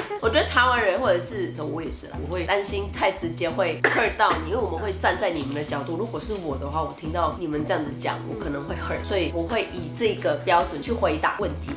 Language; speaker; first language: Chinese; native; Chinese